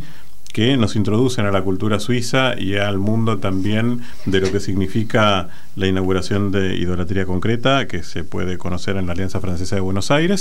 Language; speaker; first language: Spanish; native; Spanish